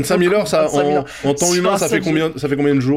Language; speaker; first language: French; native; French